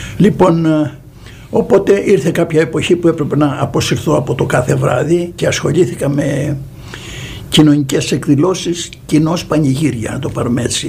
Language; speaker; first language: Greek; native; Greek